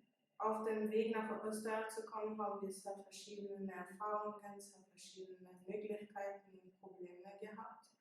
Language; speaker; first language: German; early bilingual, other home language; Persian